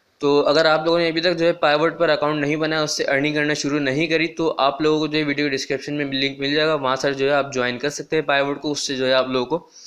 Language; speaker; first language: Urdu; non-native, local second language; Punjabi